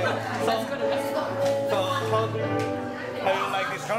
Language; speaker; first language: English; non-native, fluent; Chinese